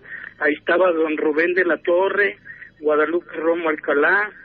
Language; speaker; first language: Spanish; native; Spanish